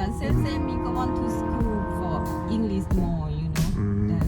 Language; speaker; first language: English; non-native, learner; Thai